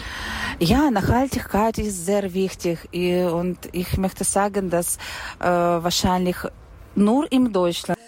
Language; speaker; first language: German; non-native, learner; Ukrainian